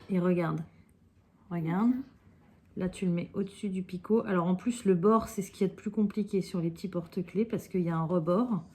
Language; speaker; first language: French; native; French